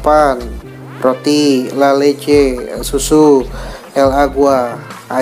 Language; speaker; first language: Spanish; non-native, learner; Indonesian